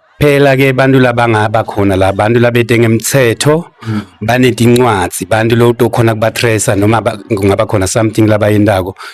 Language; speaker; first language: Zulu; non-native, local second language; Swati